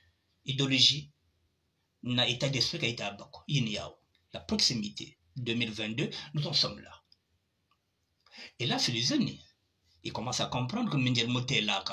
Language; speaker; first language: French; non-native, local second language; Lingala